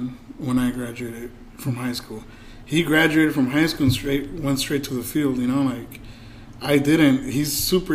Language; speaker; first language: English; early bilingual, other home language; Spanish